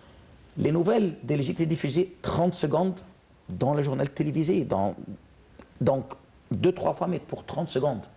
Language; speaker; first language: French; non-native, fluent; Arabic